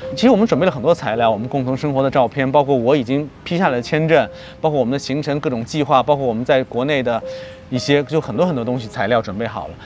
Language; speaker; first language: Chinese; native; Chinese